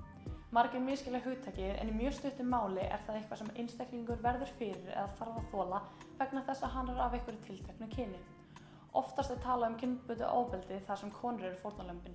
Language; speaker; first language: Icelandic; native; Icelandic